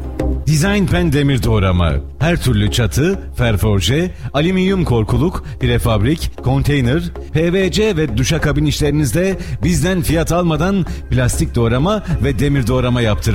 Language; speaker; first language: Turkish; native; Turkish